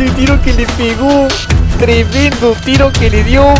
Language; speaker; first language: Spanish; native; Spanish